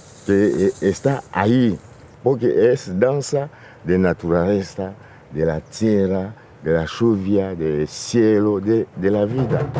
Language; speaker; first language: Spanish; non-native, fluent; Lingala